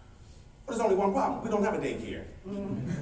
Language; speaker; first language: English; native; English